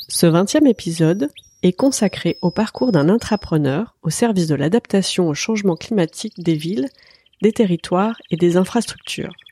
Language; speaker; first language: French; native; French